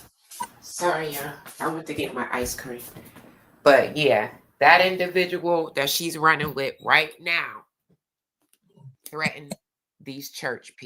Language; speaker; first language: English; native; English